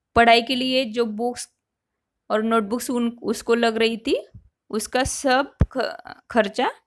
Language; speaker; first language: Hindi; non-native, local second language; Marathi